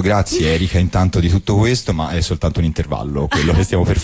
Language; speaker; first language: Italian; native; Italian